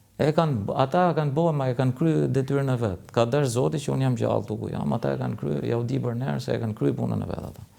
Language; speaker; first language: Albanian; native; Albanian